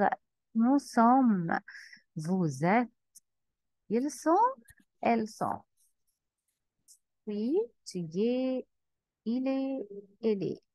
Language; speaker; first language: French; non-native, fluent; Arabic